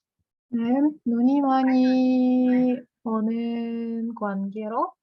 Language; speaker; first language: Korean; non-native, learner; Russian